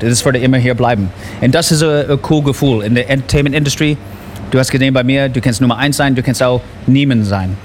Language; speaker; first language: German; non-native, learner; English